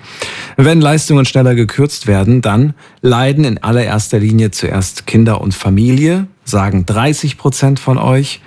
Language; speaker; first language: German; native; German